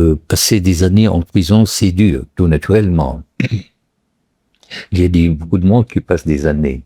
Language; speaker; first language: French; non-native, local second language; Arabic